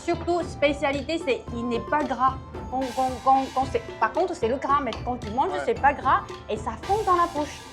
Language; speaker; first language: French; non-native, fluent; Chinese